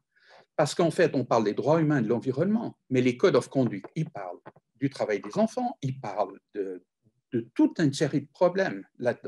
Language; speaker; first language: French; native; French